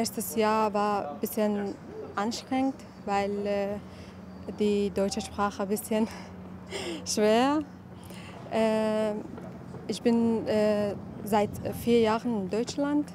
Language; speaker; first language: German; non-native, learner; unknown